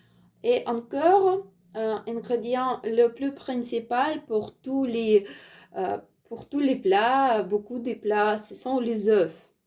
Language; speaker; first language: French; non-native, learner; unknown